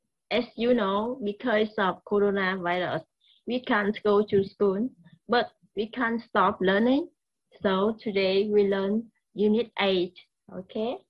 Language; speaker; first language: English; non-native, fluent; Vietnamese